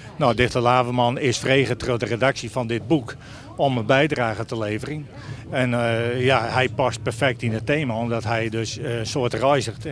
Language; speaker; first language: Dutch; non-native, local second language; Western Frisian